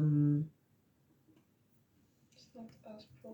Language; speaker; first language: English; non-native, learner; French